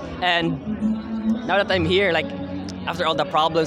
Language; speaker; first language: English; non-native, local second language; Cebuano